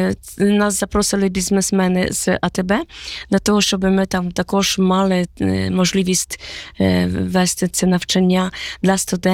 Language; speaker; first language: Polish; non-native, learner; Ukrainian